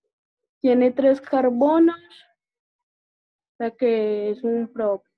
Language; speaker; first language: Spanish; native; Spanish